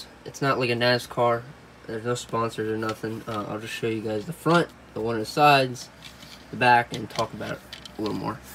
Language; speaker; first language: English; native; English